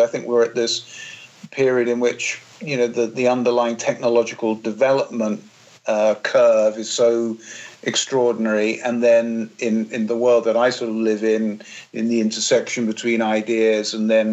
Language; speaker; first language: English; native; English